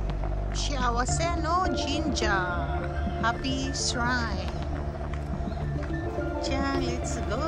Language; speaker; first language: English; non-native, local second language; Filipino